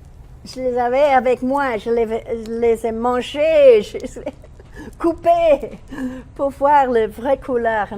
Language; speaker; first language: French; non-native, learner; English